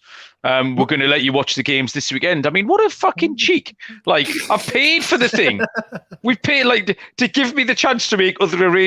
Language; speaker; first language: English; native; English